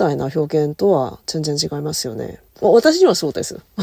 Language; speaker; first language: Japanese; non-native, learner; Korean